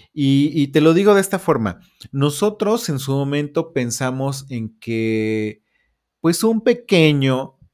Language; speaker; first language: Spanish; native; Spanish